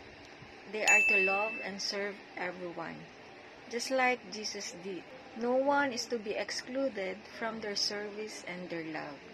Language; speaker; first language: English; non-native, local second language; Filipino